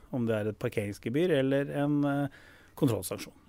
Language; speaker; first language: Norwegian; native; Norwegian